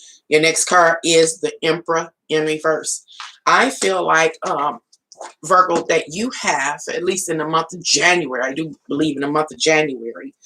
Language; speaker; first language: English; native; English